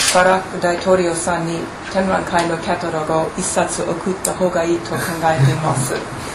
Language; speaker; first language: Japanese; non-native, fluent; English